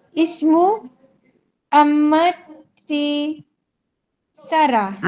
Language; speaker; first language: Arabic; non-native, learner; Malay